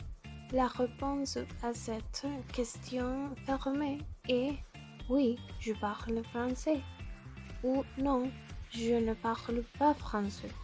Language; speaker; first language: French; non-native, learner; Spanish